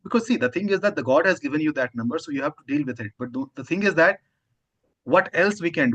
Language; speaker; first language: English; non-native, local second language; Hindi